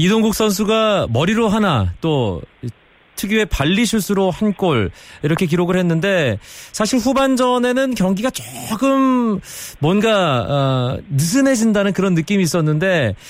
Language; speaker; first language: Korean; native; Korean